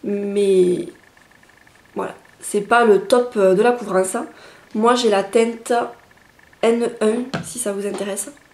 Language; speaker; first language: French; native; French